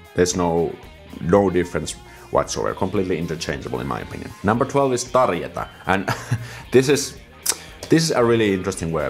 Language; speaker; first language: English; non-native, fluent; Finnish